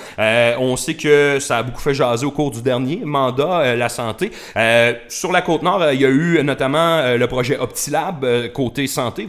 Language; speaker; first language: French; native; French